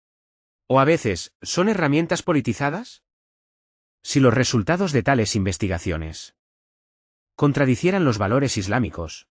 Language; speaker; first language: Spanish; non-native, fluent; Arabic